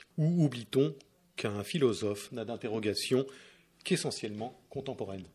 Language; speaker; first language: French; native; French